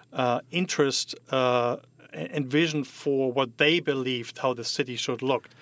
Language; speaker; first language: English; non-native, fluent; German